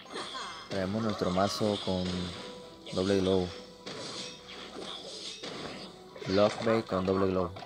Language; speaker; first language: Spanish; native; Spanish